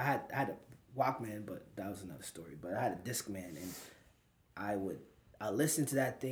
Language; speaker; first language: English; non-native, local second language; Ganda